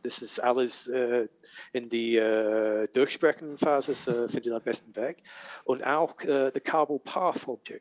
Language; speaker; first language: German; non-native, learner; English